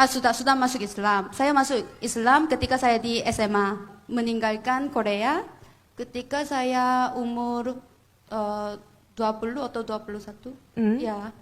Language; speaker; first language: Indonesian; non-native, fluent; Korean